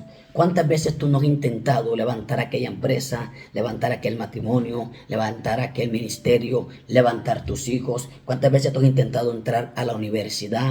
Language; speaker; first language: Spanish; native; Spanish